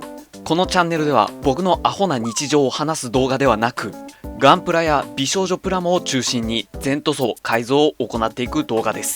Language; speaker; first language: Japanese; native; Japanese